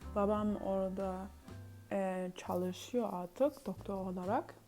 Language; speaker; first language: Turkish; early bilingual, heritage; Turkish